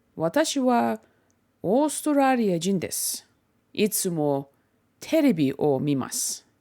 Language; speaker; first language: Japanese; non-native, learner; Turkish